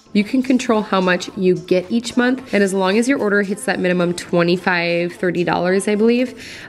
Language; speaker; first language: English; native; English